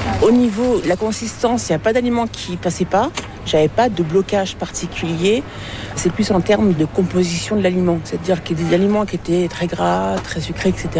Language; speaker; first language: French; native; French